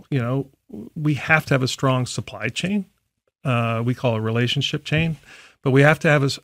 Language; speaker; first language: English; native; English